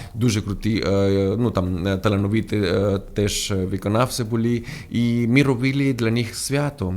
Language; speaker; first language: Ukrainian; non-native, fluent; Spanish